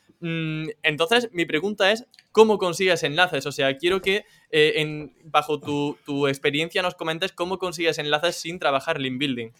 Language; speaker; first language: Spanish; native; Spanish